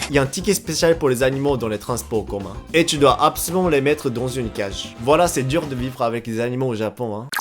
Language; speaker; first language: French; non-native, fluent; Japanese